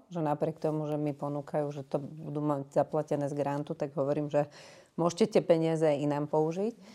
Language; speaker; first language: Slovak; native; Slovak